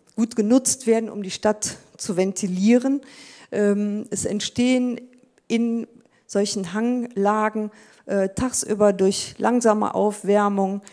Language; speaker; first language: German; native; German